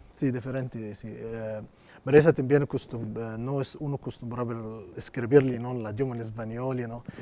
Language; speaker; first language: Spanish; non-native, learner; Arabic